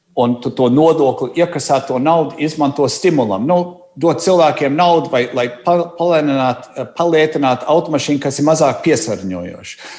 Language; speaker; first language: Latvian; early bilingual, heritage; Latvian